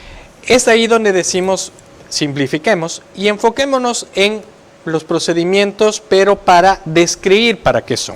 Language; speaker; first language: Spanish; native; Spanish